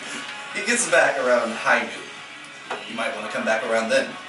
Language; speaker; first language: English; native; English